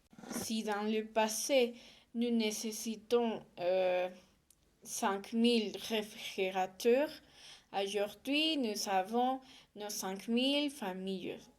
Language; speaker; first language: French; non-native, learner; Spanish